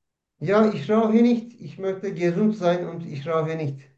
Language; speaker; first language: German; non-native, learner; Turkish